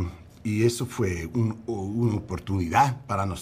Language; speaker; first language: Spanish; non-native, learner; English